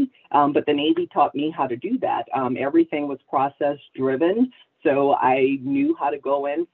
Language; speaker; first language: English; native; English